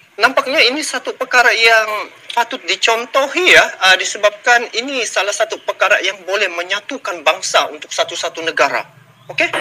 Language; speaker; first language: Malay; native; Malay